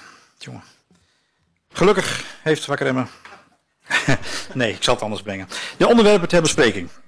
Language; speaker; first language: Dutch; native; Dutch